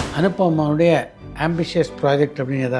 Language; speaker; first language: Tamil; native; Tamil